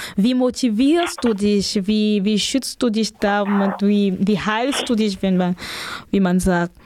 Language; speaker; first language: German; non-native, fluent; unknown